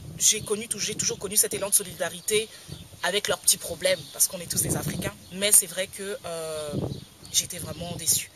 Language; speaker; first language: French; native; French